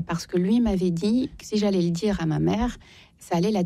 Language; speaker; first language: French; native; French